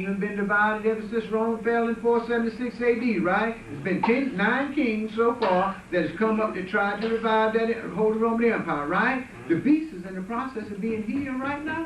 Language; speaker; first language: English; native; English